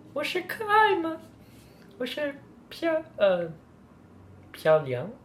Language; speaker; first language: Chinese; non-native, learner; English